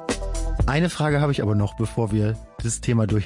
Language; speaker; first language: German; native; German